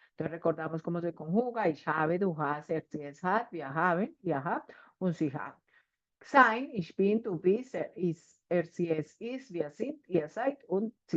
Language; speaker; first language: German; non-native, fluent; Spanish